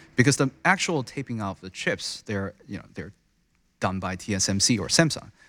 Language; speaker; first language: English; non-native, fluent; Chinese